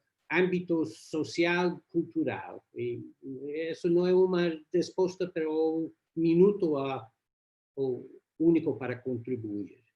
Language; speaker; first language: Portuguese; non-native, learner; English